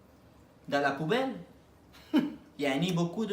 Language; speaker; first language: French; non-native, learner; Arabic